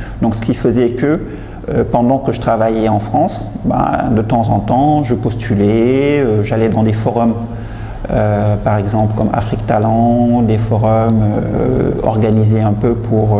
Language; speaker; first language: French; non-native, local second language; Wolof